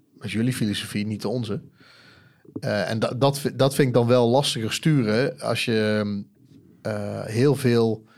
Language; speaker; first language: Dutch; native; Dutch